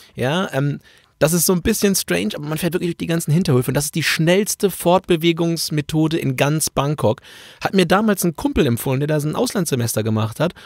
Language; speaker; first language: German; native; German